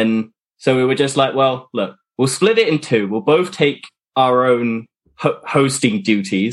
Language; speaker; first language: English; native; English